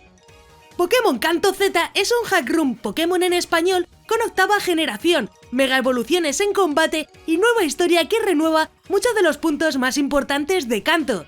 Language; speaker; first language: Spanish; native; Spanish